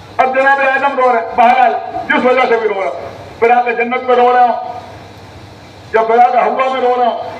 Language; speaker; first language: Urdu; native; Urdu